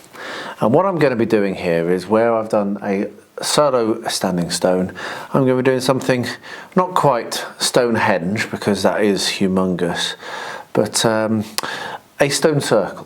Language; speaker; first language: English; native; English